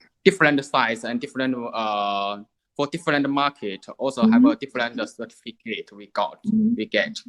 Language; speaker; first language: English; non-native, learner; Chinese